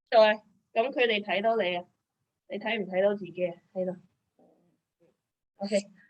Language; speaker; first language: Chinese; early bilingual, other home language; Cantonese